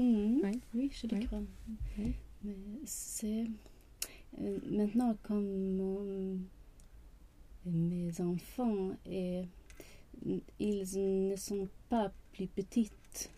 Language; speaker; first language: French; non-native, learner; Swedish